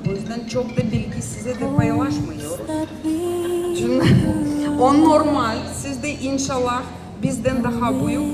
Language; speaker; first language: Turkish; non-native, learner; Russian